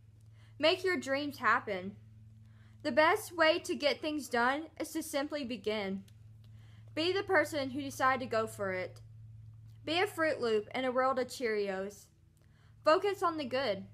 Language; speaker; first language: English; native; English